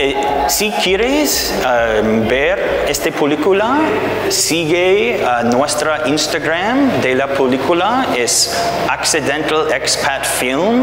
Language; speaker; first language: Spanish; non-native, learner; English